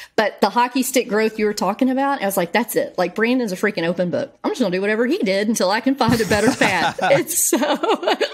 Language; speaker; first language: English; native; English